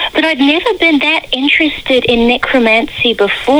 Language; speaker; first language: English; native; English